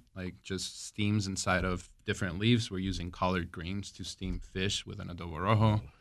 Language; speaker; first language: English; early bilingual, other home language; Spanish